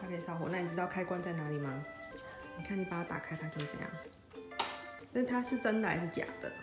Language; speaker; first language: Chinese; native; Chinese